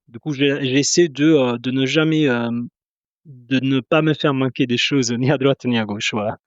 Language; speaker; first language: French; non-native, fluent; Italian